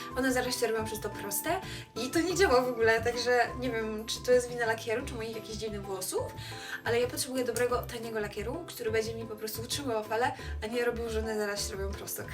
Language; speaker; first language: Polish; native; Polish